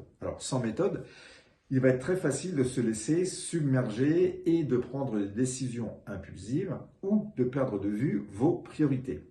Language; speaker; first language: French; native; French